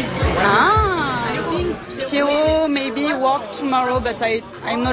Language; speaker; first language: English; non-native, learner; French